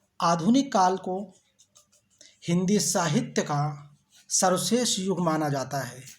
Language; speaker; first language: Hindi; native; Hindi